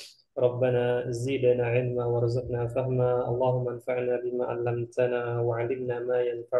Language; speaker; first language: Arabic; non-native, fluent; Indonesian